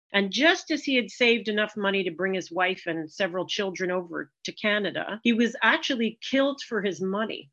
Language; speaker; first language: English; native; English